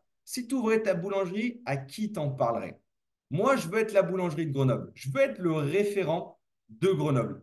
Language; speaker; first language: French; native; French